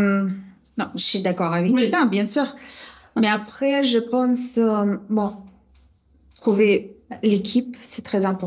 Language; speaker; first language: French; non-native, fluent; Russian